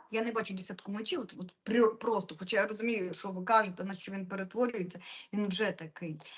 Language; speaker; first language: Ukrainian; non-native, local second language; Russian